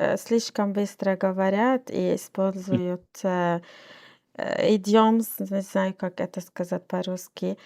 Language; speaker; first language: Russian; non-native, learner; Arabic